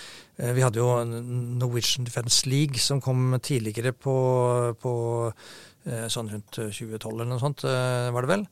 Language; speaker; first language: Norwegian; native; Norwegian